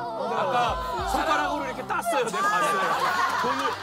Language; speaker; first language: Korean; native; Korean